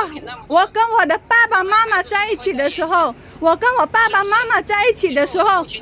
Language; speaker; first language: Chinese; non-native, fluent; Indonesian